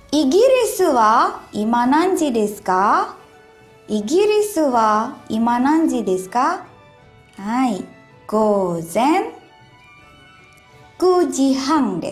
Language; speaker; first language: Japanese; non-native, fluent; Indonesian